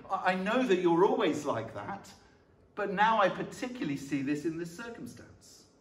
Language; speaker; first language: English; native; English